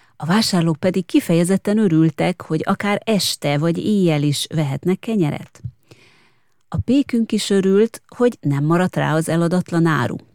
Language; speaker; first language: Hungarian; native; Hungarian